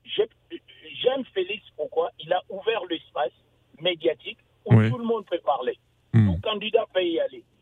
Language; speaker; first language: French; non-native, local second language; Lingala